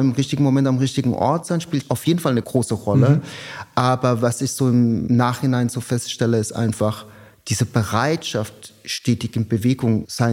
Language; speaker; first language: German; native; German